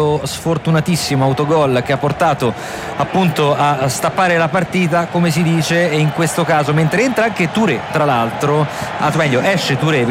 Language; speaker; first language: Italian; native; Italian